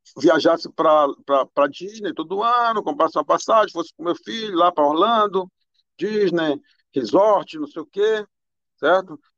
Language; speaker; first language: Portuguese; native; Portuguese